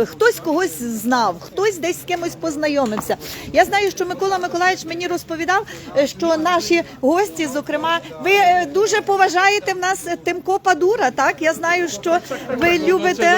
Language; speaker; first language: Ukrainian; native; Ukrainian